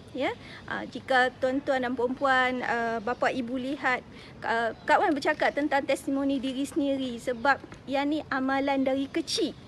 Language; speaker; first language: Malay; native; Malay